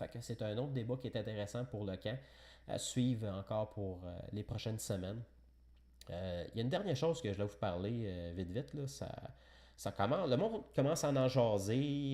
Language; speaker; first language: French; native; French